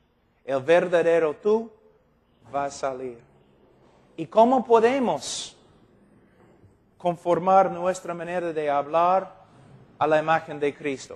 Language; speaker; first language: Spanish; non-native, fluent; English